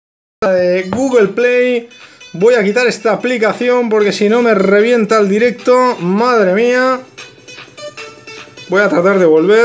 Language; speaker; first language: Spanish; native; Spanish